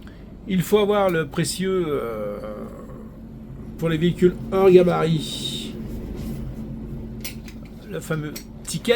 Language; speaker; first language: French; native; French